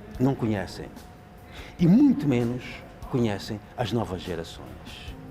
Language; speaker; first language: Portuguese; non-native, local second language; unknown